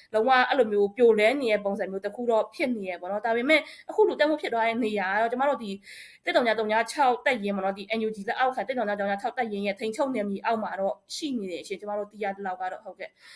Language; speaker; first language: Burmese; non-native, local second language; Shan